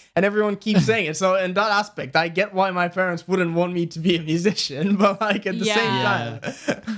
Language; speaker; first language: English; non-native, fluent; Bulgarian